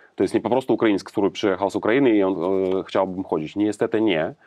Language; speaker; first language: Polish; non-native, learner; Ukrainian